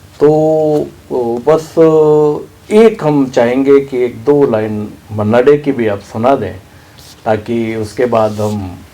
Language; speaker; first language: Hindi; native; Hindi